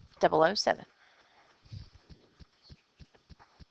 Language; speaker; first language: English; native; English